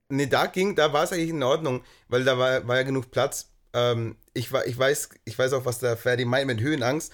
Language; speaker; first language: German; native; German